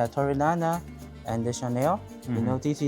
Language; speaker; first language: English; non-native, learner; Chinese